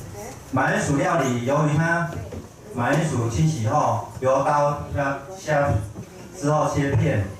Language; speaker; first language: Chinese; native; Chinese